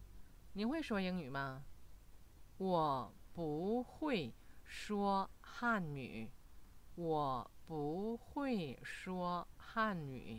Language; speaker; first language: Chinese; non-native, fluent; Korean